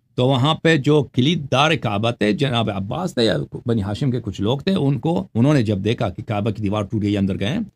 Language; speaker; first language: Urdu; non-native, fluent; Persian